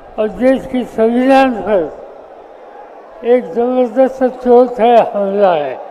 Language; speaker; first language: Hindi; non-native, local second language; Marathi